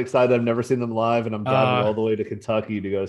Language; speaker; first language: English; native; English